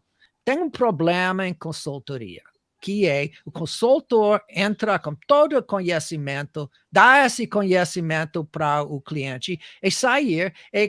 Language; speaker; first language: Portuguese; non-native, fluent; English